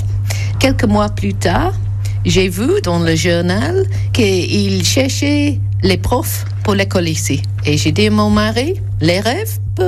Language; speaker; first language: French; non-native, fluent; English